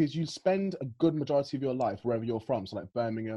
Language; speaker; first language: English; native; English